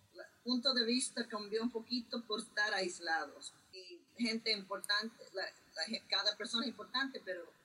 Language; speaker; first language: Spanish; early bilingual, heritage; Spanish